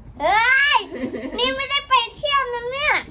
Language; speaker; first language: Thai; native; Thai